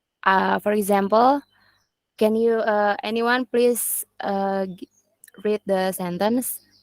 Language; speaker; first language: English; non-native, learner; Indonesian